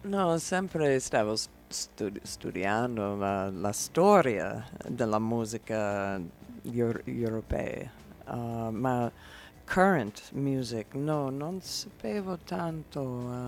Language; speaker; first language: Italian; non-native, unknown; English